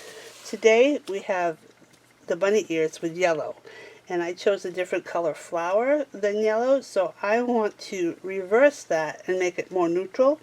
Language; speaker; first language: English; native; English